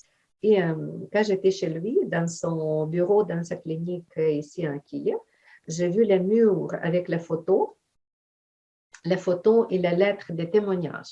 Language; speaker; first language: French; non-native, fluent; Ukrainian